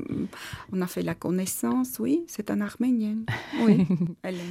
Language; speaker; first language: French; non-native, learner; Armenian